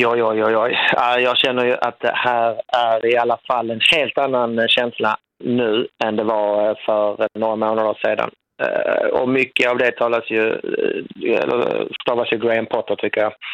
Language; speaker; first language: Swedish; native; Swedish